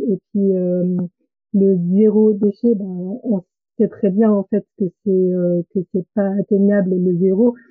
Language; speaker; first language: French; non-native, fluent; German